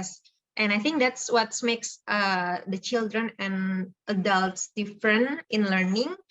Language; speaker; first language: English; non-native, fluent; Indonesian